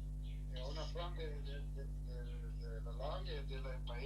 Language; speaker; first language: French; non-native, learner; English